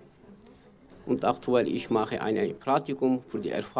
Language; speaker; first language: German; non-native, learner; Kurdish